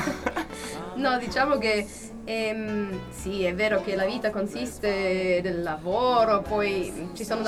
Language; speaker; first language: Italian; non-native, fluent; German